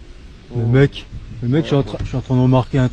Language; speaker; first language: French; native; French